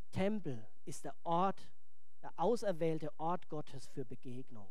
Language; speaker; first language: German; native; German